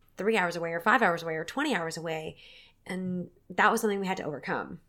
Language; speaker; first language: English; native; English